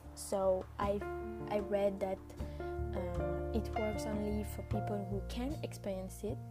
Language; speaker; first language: English; non-native, fluent; French